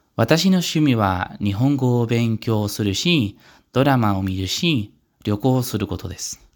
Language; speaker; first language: Japanese; non-native, learner; Spanish